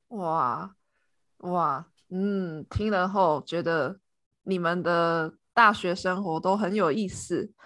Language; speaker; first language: Chinese; native; Chinese